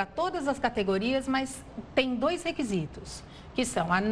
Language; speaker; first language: Portuguese; native; Portuguese